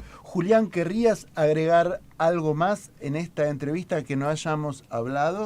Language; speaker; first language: Spanish; native; Spanish